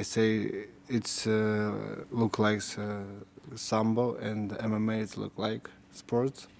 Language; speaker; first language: English; non-native, learner; Russian